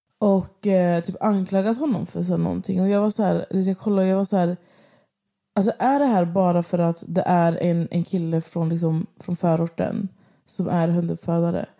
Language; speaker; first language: Swedish; native; Swedish